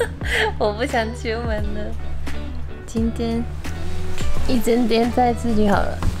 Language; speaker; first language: Chinese; non-native, fluent; Japanese